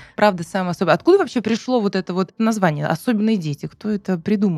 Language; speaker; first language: Russian; native; Russian